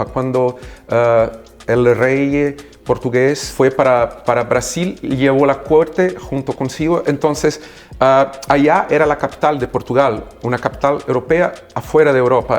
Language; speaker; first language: Spanish; non-native, fluent; Portuguese